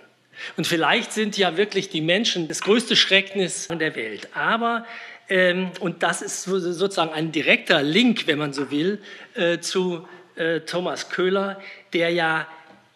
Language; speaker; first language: German; native; German